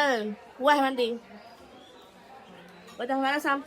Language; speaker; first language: Malay; native; Malay